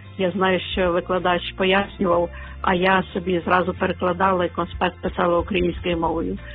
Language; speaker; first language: Ukrainian; native; Ukrainian